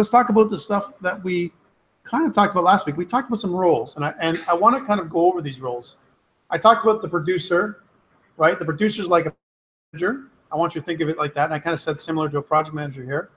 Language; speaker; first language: English; native; English